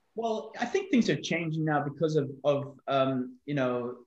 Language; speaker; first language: English; native; English